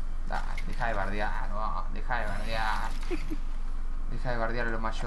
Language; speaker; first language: Spanish; native; Spanish